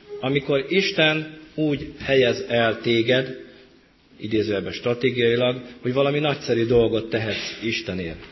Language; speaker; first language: Hungarian; native; Hungarian